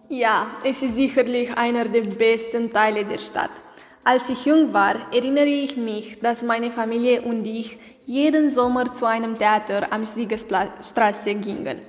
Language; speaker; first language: German; non-native, learner; Romanian